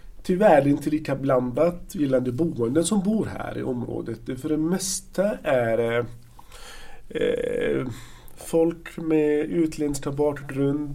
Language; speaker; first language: Swedish; non-native, fluent; Arabic